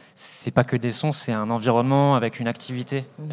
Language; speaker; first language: French; native; French